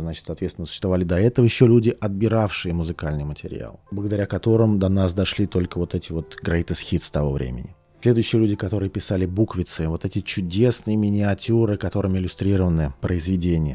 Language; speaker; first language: Russian; native; Russian